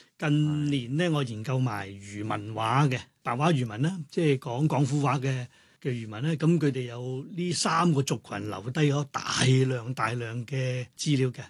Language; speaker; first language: Cantonese; non-native, local second language; Hakka Chinese